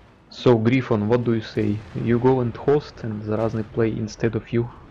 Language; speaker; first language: English; non-native, learner; Russian